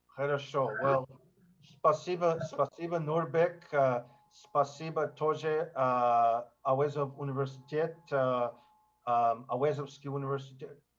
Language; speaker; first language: Russian; non-native, learner; English